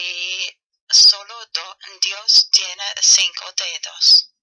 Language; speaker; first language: Spanish; non-native, fluent; German